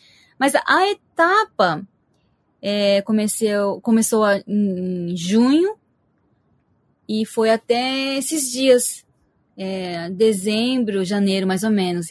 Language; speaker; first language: Portuguese; early bilingual, heritage; Portuguese